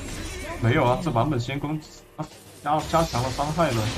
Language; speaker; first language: Chinese; native; Chinese